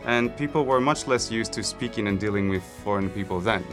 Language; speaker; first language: English; non-native, fluent; Greek